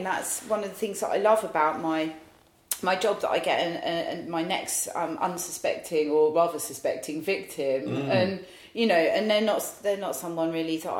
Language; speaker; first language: English; native; English